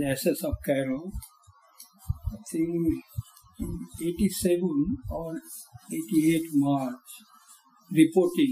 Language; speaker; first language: English; non-native, local second language; Hindi